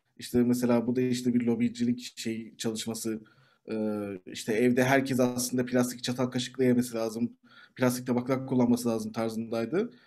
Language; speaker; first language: Turkish; native; Turkish